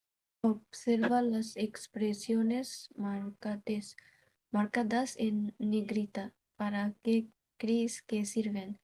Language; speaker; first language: Spanish; non-native, learner; Bangla